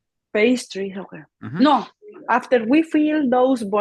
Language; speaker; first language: English; non-native, learner; Spanish